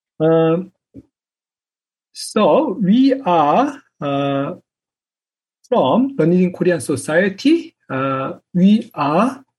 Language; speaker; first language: English; non-native, fluent; Korean